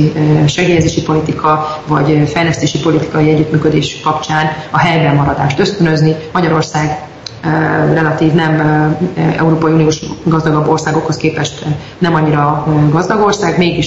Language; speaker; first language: Hungarian; native; Hungarian